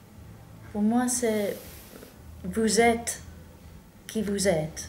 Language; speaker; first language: French; non-native, fluent; English